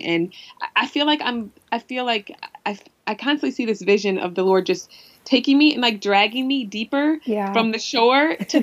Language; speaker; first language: English; native; English